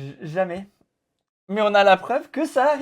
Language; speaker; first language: French; native; French